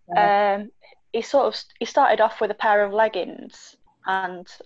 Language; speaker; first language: English; native; English